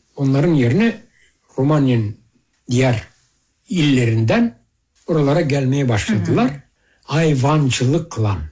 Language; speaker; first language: Turkish; early bilingual, heritage; Turkish